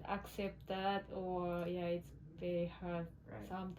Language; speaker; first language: English; non-native, learner; Japanese